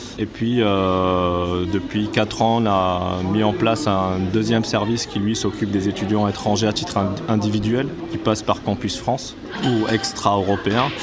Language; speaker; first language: French; non-native, local second language; Arabic